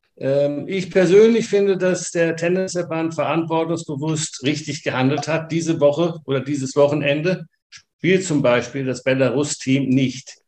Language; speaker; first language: German; native; German